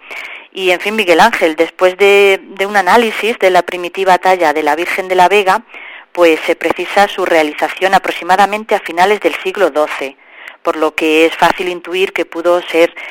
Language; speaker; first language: Spanish; native; Spanish